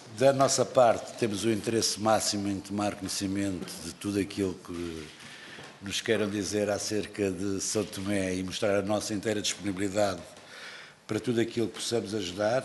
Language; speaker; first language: Portuguese; native; Portuguese